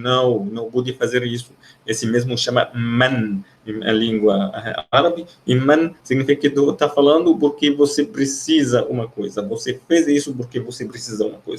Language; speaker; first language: Portuguese; non-native, fluent; Arabic